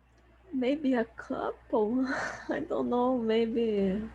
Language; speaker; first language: English; non-native, learner; Portuguese